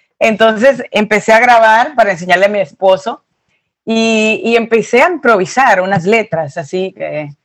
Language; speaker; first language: Spanish; early bilingual, heritage; Spanish